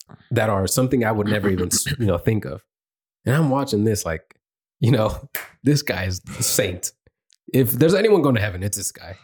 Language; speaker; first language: English; early bilingual, other home language; Spanish